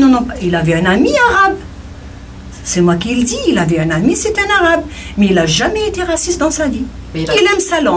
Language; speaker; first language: French; non-native, local second language; Kabyle